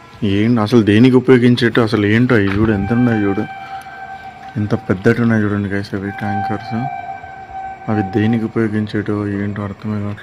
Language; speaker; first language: Telugu; native; Telugu